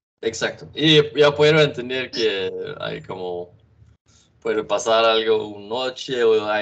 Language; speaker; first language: Spanish; non-native, learner; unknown